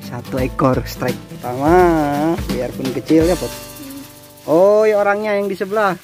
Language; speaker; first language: Indonesian; native; Indonesian